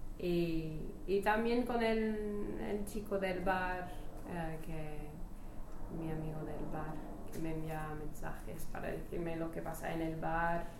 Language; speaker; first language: Spanish; non-native, learner; French